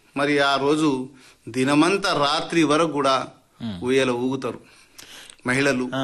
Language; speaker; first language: Telugu; non-native, local second language; Lambadi